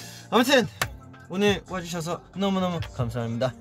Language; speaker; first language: Korean; early bilingual, heritage; Korean